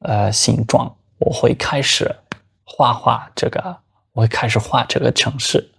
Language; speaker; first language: Chinese; non-native, fluent; Spanish